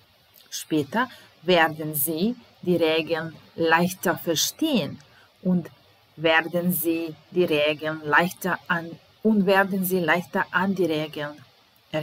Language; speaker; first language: German; non-native, fluent; Serbian